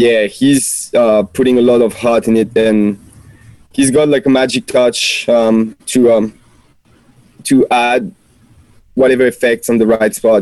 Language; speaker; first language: English; non-native, fluent; French